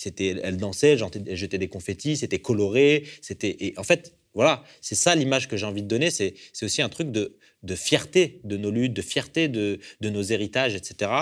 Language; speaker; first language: French; early bilingual, other home language; Arabic